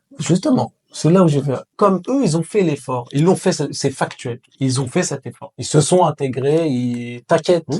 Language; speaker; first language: French; early bilingual, other home language; Arabic